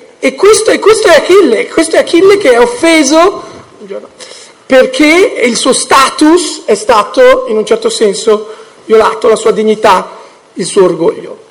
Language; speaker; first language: Italian; early bilingual, heritage; English